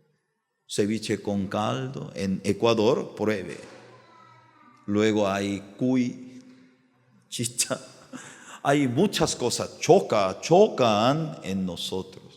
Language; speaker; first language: Spanish; non-native, learner; Korean